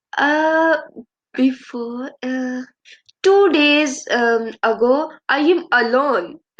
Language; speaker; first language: English; non-native, learner; Urdu